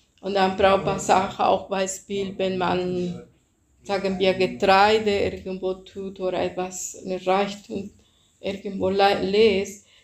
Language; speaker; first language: German; non-native, fluent; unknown